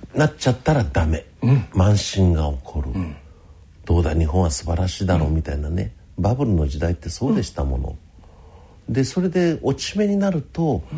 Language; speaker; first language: Japanese; native; Japanese